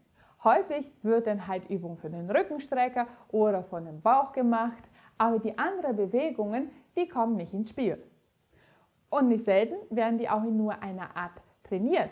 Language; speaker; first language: German; native; German